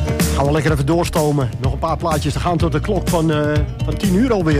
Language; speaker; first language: Dutch; native; Dutch